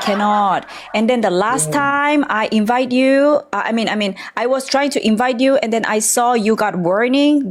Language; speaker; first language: English; non-native, learner; Thai